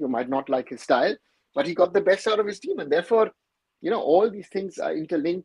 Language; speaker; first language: English; non-native, local second language; Bangla